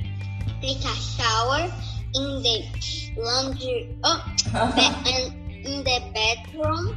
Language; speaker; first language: English; non-native, learner; Portuguese